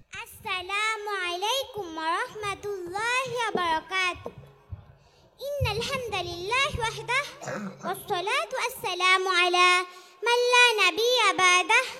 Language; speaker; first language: Arabic; non-native, learner; Bangla